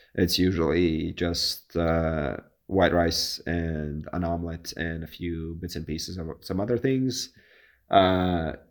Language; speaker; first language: English; non-native, fluent; Latvian